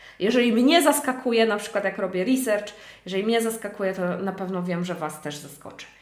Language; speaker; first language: Polish; native; Polish